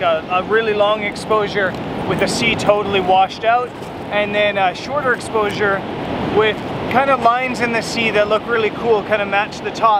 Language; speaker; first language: English; native; English